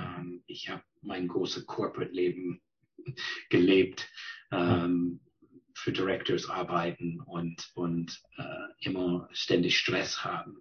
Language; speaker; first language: German; non-native, fluent; English